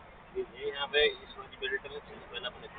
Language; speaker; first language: Hindi; native; Hindi